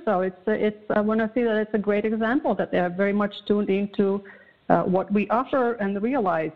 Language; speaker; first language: English; non-native, fluent; Latvian